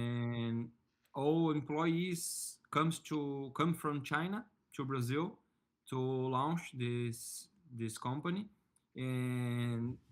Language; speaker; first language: English; non-native, learner; Portuguese